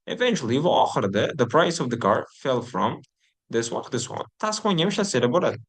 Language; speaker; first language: English; non-native, fluent; Uzbek